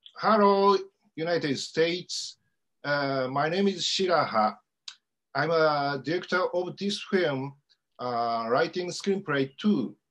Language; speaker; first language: English; non-native, learner; Japanese